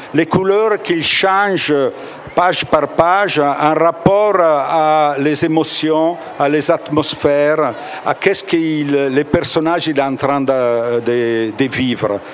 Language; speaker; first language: French; non-native, fluent; Italian